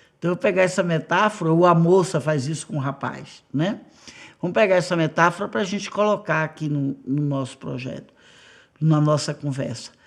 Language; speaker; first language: Portuguese; native; Portuguese